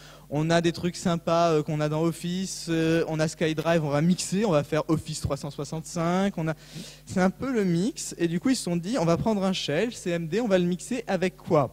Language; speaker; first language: French; native; French